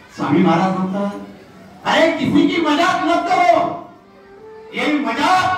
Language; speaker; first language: Hindi; non-native, local second language; Marathi